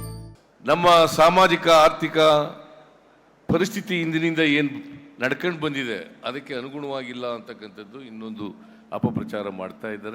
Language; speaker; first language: Kannada; native; Kannada